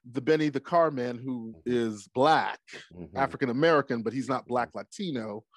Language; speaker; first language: English; native; English